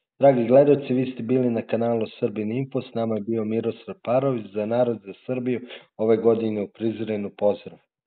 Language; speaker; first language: Serbian; native; Serbian